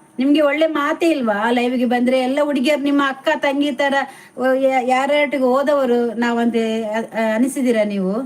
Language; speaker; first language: Kannada; non-native, local second language; Tulu